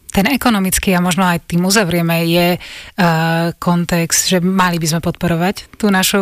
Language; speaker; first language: Slovak; native; Slovak